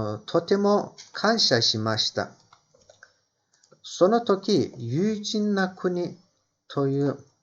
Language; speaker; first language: Japanese; non-native, fluent; Turkish